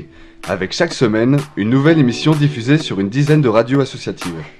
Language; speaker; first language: French; native; French